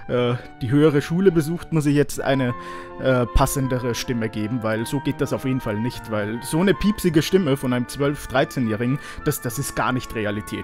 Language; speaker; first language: German; native; German